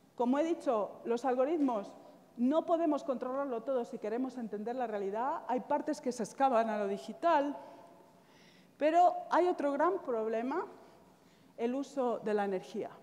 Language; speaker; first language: Spanish; native; Spanish